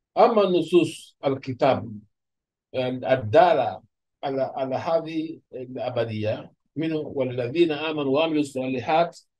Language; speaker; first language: Arabic; non-native, fluent; Urdu